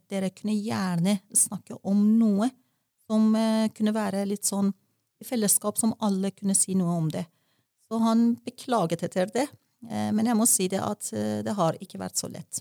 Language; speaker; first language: Norwegian; non-native, fluent; Persian